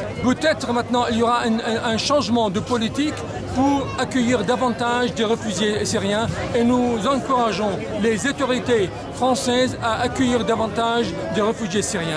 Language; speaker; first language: French; non-native, fluent; Arabic